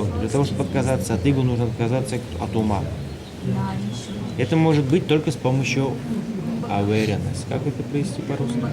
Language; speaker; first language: Russian; native; Russian